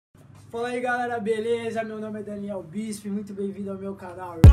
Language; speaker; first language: Portuguese; native; Portuguese